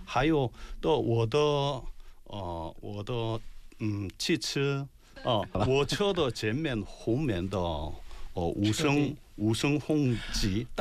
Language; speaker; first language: Chinese; non-native, learner; Korean